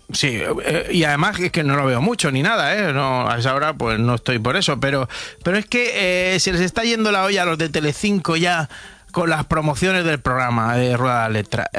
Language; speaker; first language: Spanish; native; Spanish